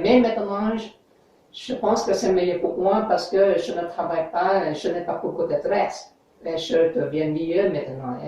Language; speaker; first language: French; non-native, learner; English